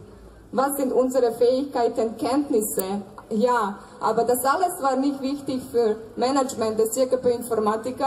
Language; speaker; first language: German; non-native, fluent; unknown